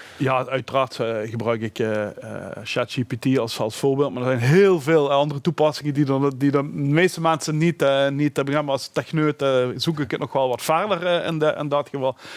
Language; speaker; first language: Dutch; native; Dutch